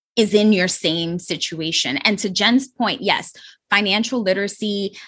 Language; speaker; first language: English; native; English